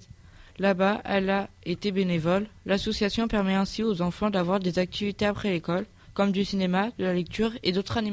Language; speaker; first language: French; native; French